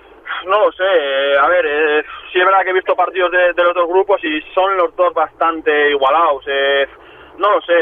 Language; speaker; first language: Spanish; native; Spanish